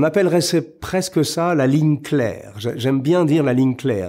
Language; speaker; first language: French; native; French